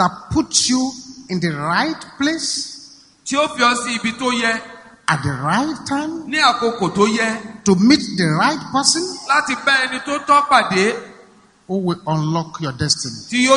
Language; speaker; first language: English; non-native, local second language; Yoruba